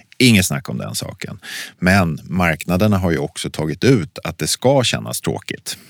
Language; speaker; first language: Swedish; native; Swedish